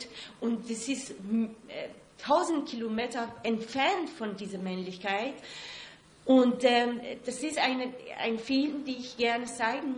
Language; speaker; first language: German; non-native, fluent; Persian